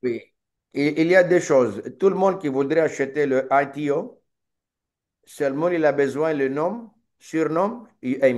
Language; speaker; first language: French; non-native, learner; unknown